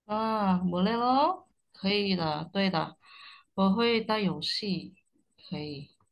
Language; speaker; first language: Chinese; non-native, fluent; Indonesian